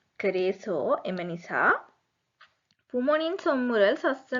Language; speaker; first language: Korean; non-native, fluent; Sinhala